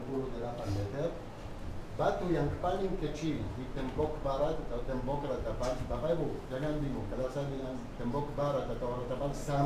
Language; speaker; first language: Indonesian; non-native, fluent; Hebrew